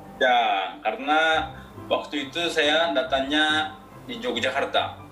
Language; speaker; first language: Indonesian; non-native, fluent; Japanese